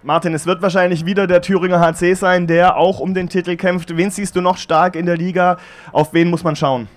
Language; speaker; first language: German; native; German